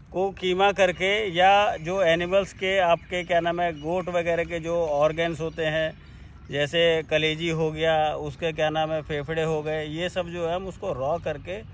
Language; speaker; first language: Hindi; native; Hindi